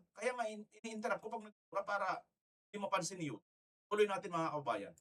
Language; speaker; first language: Filipino; non-native, local second language; Waray